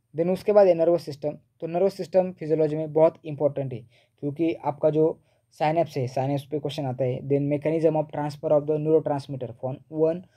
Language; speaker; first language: Hindi; non-native, local second language; Marathi